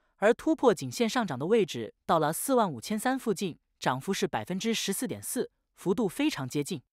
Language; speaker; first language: Chinese; native; Chinese